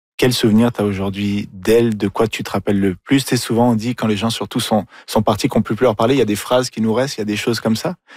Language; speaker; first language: French; native; French